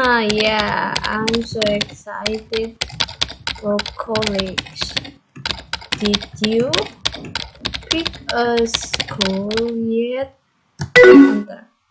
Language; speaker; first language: English; non-native, learner; Indonesian